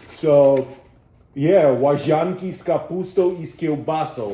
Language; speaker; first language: Polish; early bilingual, heritage; Polish